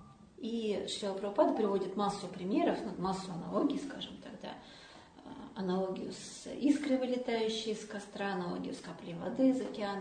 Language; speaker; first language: Russian; native; Russian